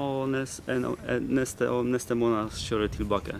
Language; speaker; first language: Swedish; non-native, learner; Polish